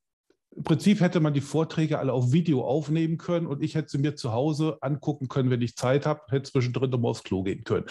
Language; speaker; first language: German; native; German